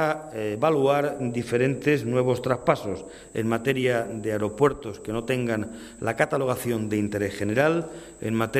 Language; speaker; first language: Spanish; native; Spanish